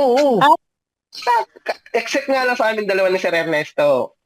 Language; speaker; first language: Filipino; native; Filipino